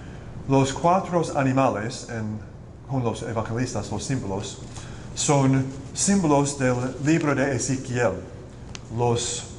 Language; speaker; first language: Spanish; non-native, learner; English